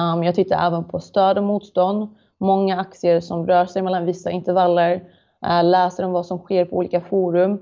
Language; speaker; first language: Swedish; native; Swedish